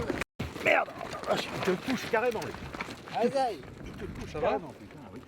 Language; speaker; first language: French; native; French